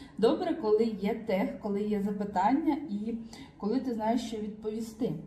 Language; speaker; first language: Ukrainian; native; Ukrainian